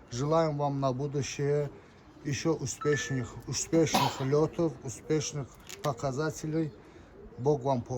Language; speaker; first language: Russian; non-native, local second language; Azerbaijani